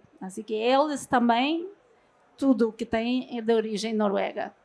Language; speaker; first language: Portuguese; non-native, fluent; Norwegian